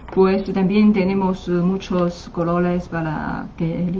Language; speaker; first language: Spanish; non-native, learner; Chinese